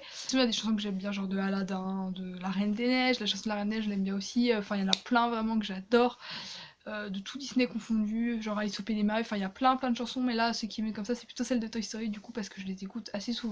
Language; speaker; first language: French; native; French